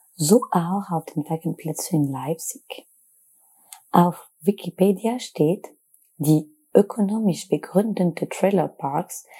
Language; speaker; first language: German; non-native, fluent; French